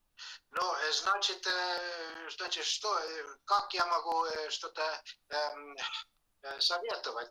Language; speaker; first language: Russian; non-native, fluent; Estonian